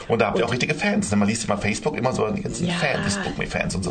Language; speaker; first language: German; native; German